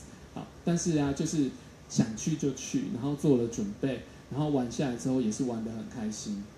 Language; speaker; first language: Chinese; native; Chinese